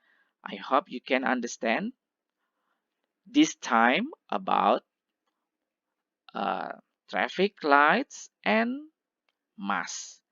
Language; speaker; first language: English; non-native, learner; Indonesian